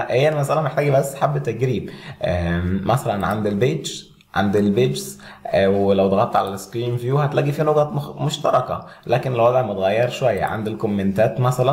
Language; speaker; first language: Arabic; native; Arabic